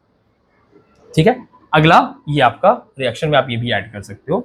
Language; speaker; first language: Hindi; native; Hindi